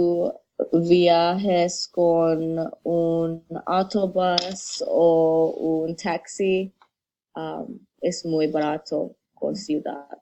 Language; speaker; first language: Spanish; non-native, learner; English